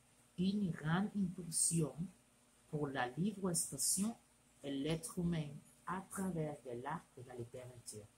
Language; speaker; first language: French; non-native, learner; Spanish